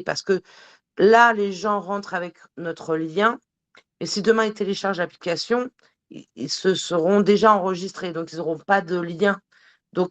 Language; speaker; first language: French; native; French